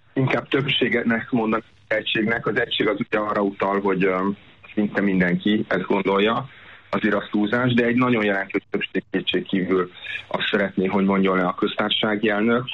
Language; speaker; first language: Hungarian; native; Hungarian